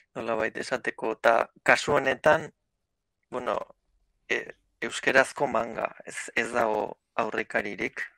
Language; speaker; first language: Basque; native; Basque